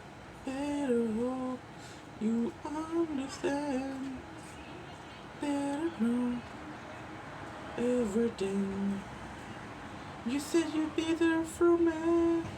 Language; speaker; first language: English; non-native, local second language; French